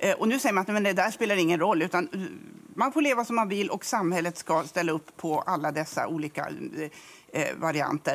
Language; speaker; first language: Swedish; native; Swedish